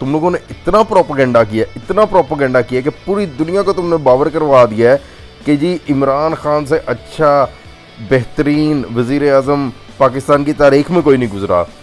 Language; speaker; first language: Urdu; non-native, local second language; Punjabi